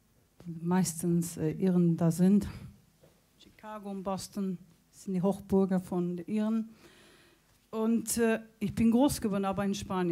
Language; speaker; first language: German; non-native, fluent; Spanish